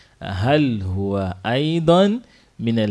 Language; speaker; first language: Arabic; non-native, fluent; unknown